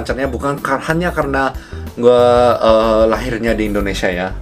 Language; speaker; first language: Indonesian; early bilingual, other home language; Korean